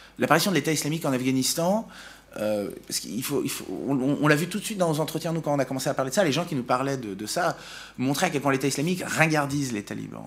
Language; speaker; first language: French; native; French